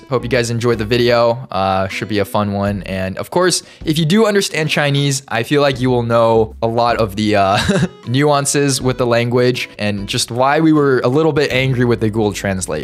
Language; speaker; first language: English; early bilingual, other home language; Chinese